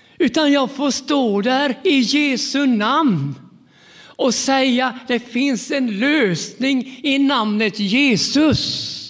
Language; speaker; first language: Swedish; native; Swedish